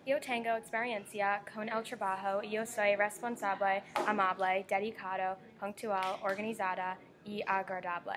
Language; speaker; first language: Spanish; non-native, learner; English